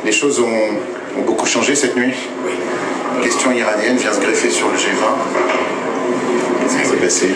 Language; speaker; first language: French; native; French